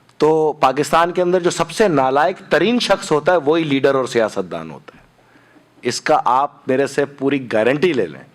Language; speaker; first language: Urdu; native; Urdu